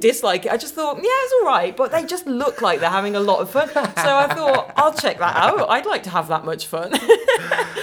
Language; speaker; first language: English; native; English